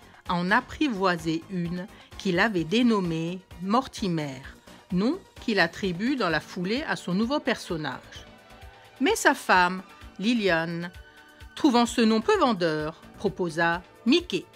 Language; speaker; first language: French; native; French